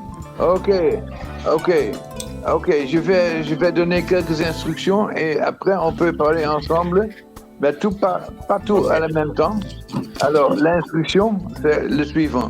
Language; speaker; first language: French; non-native, fluent; Dutch